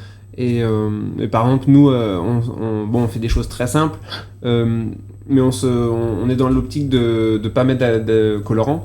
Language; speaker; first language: French; native; French